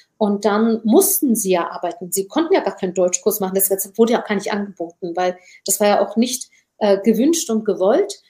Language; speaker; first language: German; early bilingual, other home language; Turkish